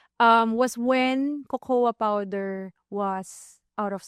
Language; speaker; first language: English; non-native, local second language; Filipino